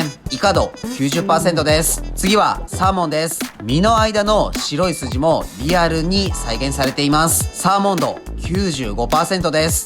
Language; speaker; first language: Japanese; native; Japanese